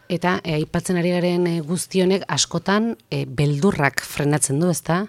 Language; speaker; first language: Basque; native; Basque